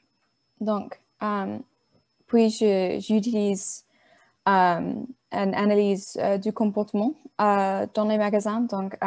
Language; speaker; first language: French; non-native, learner; English